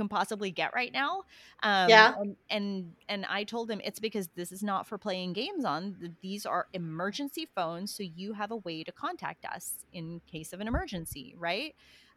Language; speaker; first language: English; native; English